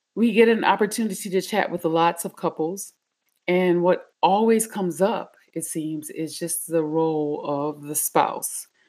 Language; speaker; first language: English; native; English